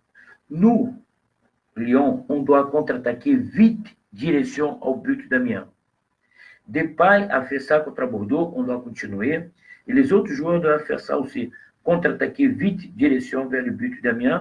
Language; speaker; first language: French; non-native, fluent; Portuguese